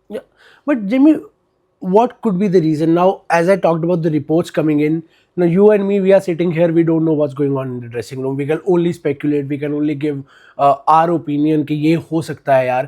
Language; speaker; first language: English; non-native, local second language; Hindi